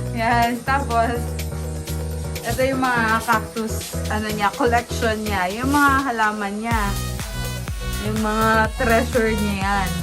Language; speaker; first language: Filipino; non-native, local second language; Waray